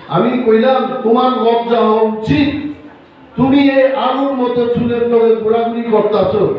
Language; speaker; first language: Bangla; non-native, local second language; Kok Borok